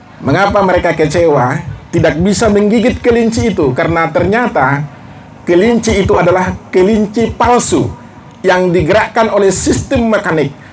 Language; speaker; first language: Indonesian; non-native, local second language; Batak Toba